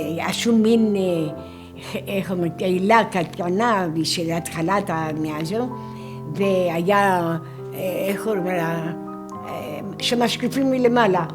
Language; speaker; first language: Hebrew; non-native, fluent; Greek